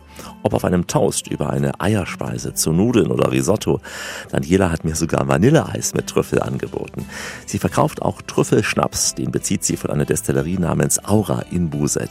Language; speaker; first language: German; native; German